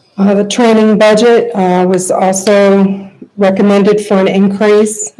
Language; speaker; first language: English; native; English